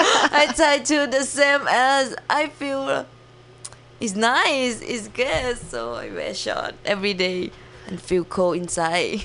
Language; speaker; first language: English; non-native, learner; Thai